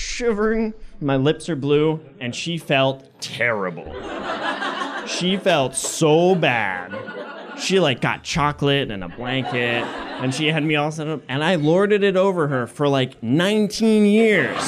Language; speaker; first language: English; native; English